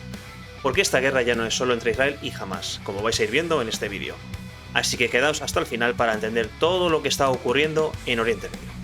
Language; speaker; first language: Spanish; native; Spanish